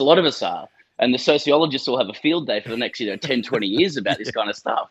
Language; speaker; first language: English; native; English